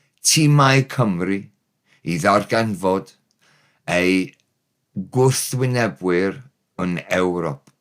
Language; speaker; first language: Welsh; non-native, learner; English